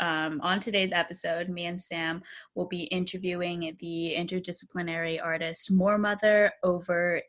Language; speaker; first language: English; native; English